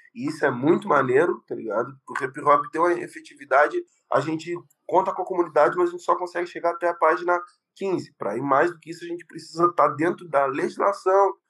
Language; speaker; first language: Portuguese; native; Portuguese